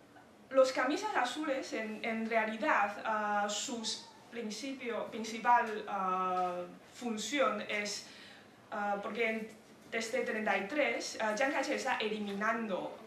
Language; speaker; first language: Spanish; non-native, fluent; Chinese